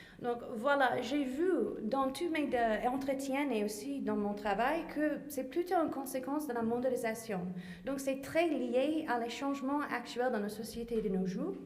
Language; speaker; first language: French; non-native, fluent; English